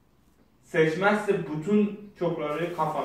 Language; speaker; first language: Turkish; non-native, learner; Azerbaijani